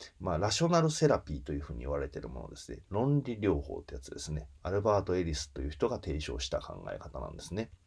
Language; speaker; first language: Japanese; native; Japanese